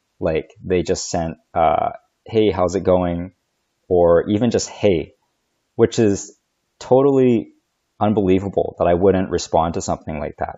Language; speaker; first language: English; native; English